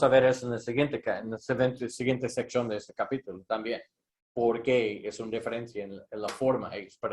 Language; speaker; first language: Spanish; non-native, learner; English